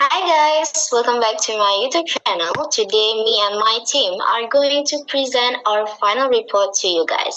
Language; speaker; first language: English; non-native, fluent; Indonesian